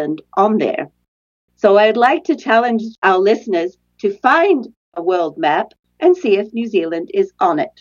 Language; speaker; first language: English; native; English